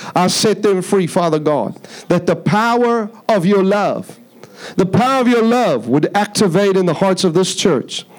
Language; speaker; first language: English; native; English